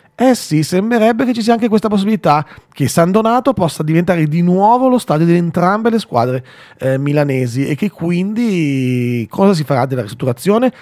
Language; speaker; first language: Italian; native; Italian